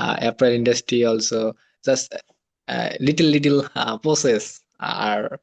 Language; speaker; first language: English; non-native, learner; Bangla